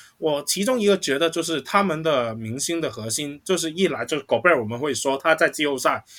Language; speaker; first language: Chinese; native; Chinese